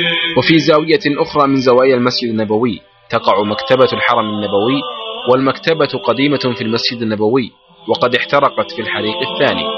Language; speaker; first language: Arabic; native; Arabic